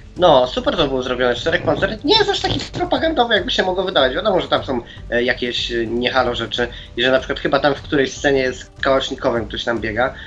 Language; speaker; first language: Polish; native; Polish